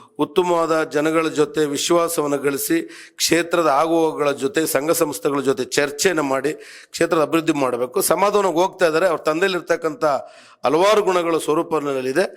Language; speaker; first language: Kannada; native; Kannada